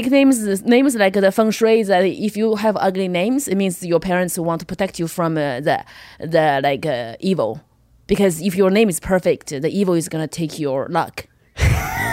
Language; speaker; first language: English; non-native, fluent; Chinese